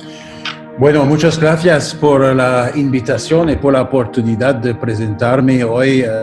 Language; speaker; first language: Spanish; non-native, fluent; German